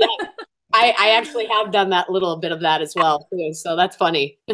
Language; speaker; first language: English; native; English